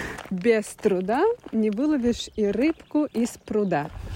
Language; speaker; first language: Russian; native; Russian